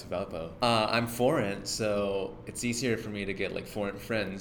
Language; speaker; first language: English; non-native, fluent; Thai